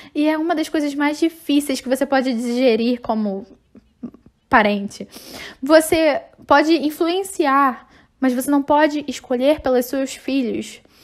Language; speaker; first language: Portuguese; non-native, fluent; English